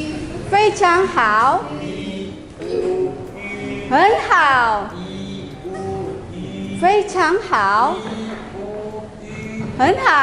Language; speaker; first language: Chinese; non-native, fluent; Indonesian